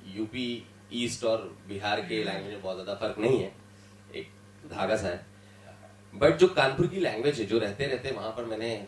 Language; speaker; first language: Hindi; native; Hindi